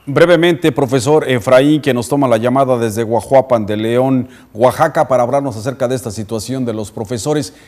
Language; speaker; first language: Spanish; native; Spanish